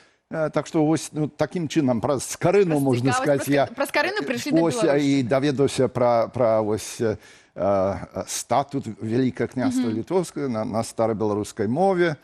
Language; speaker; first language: Belarusian; non-native, fluent; English